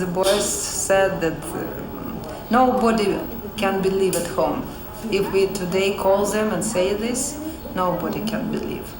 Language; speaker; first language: English; non-native, learner; Russian